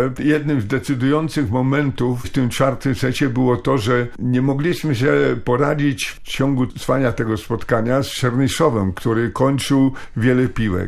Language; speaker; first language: Polish; native; Polish